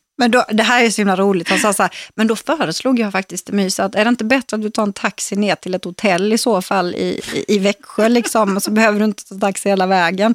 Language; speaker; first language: Swedish; native; Swedish